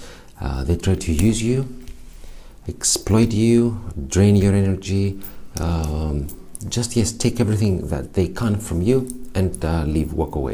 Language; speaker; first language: English; non-native, fluent; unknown